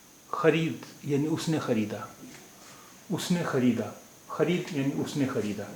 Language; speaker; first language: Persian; non-native, fluent; Urdu